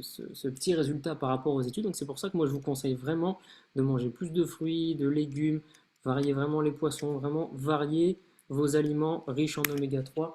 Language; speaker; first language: French; native; French